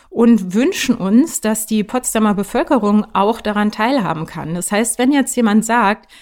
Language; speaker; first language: German; native; German